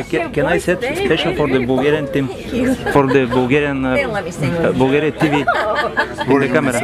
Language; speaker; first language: English; non-native, learner; Russian